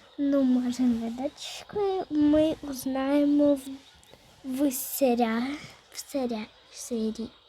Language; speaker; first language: Ukrainian; non-native, local second language; Russian